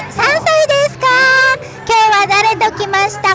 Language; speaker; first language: Japanese; native; Japanese